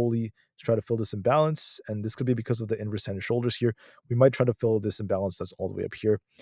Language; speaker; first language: English; native; English